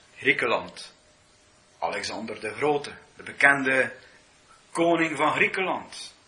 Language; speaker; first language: Dutch; native; Dutch